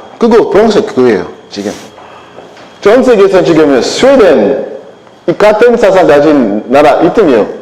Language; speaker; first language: Korean; non-native, learner; French